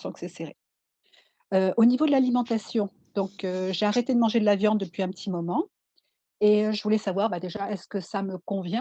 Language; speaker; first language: French; native; French